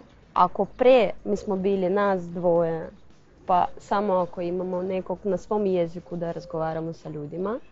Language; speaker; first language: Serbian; non-native, fluent; Russian